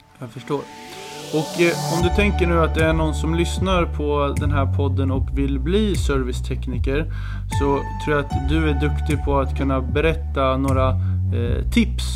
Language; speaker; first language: Swedish; native; Swedish